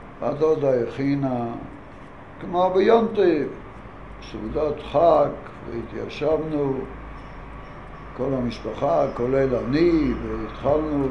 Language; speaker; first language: Hebrew; non-native, fluent; Yiddish